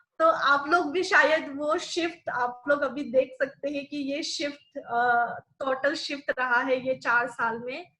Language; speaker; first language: Hindi; non-native, local second language; Nepali